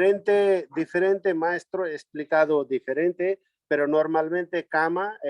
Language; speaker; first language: Spanish; non-native, learner; Nepali